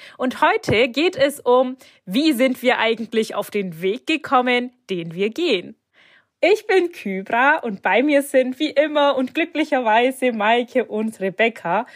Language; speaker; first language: German; early bilingual, other home language; Turkish